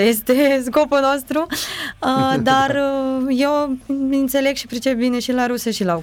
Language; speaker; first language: Romanian; non-native, learner; Ukrainian